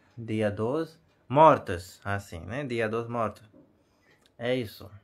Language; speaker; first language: Portuguese; non-native, learner; Hindi